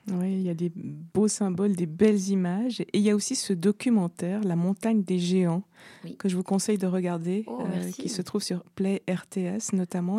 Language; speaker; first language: French; native; French